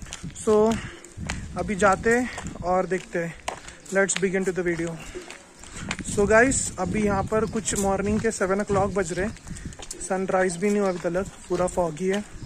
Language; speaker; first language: Hindi; native; Hindi